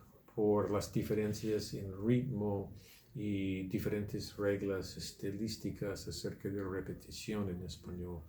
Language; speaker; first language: Spanish; non-native, fluent; English